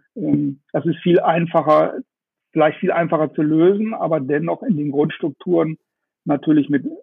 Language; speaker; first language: German; native; German